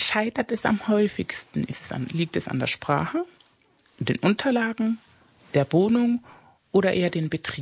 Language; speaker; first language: German; non-native, fluent; Spanish